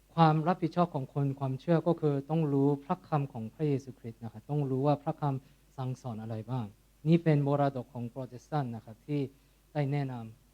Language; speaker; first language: Thai; non-native, fluent; Korean